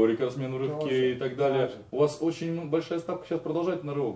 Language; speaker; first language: Russian; native; Russian